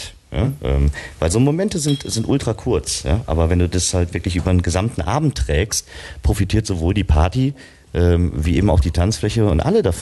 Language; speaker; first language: German; native; German